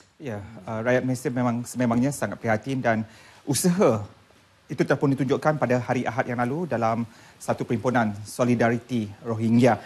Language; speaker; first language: Malay; native; Malay